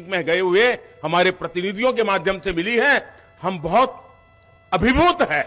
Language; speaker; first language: Hindi; non-native, local second language; Gujarati